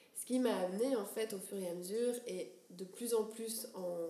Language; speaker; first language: French; native; French